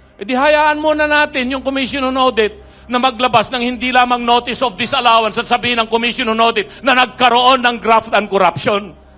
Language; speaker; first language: Filipino; non-native, local second language; Iloko